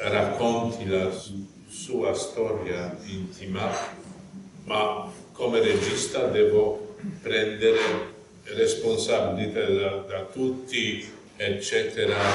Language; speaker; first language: Italian; non-native, fluent; Polish